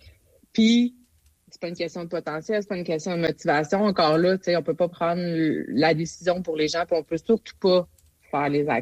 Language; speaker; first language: French; native; French